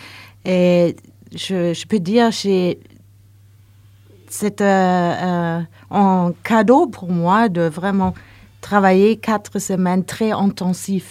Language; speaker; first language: French; non-native, learner; Norwegian